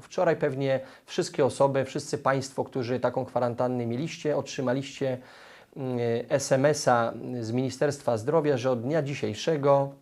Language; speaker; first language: Polish; native; Polish